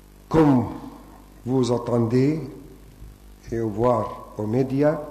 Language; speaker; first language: French; non-native, fluent; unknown